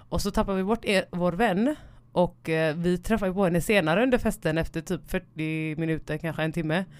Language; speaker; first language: Swedish; early bilingual, other home language; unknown